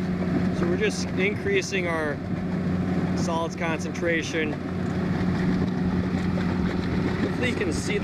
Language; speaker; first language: English; native; English